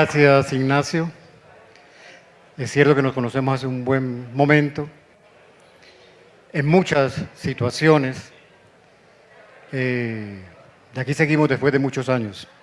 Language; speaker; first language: Spanish; native; Spanish